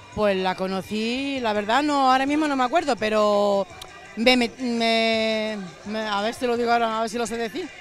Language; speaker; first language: Spanish; native; Spanish